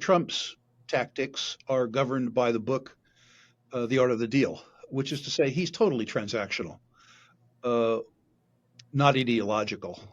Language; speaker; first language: English; native; English